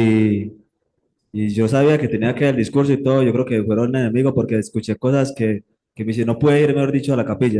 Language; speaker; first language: Spanish; native; Spanish